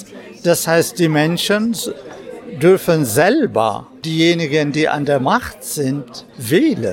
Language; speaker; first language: German; non-native, fluent; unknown